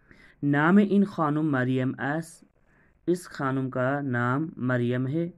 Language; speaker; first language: Persian; non-native, fluent; Urdu